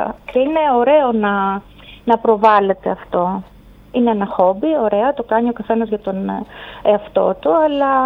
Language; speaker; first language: Greek; native; Greek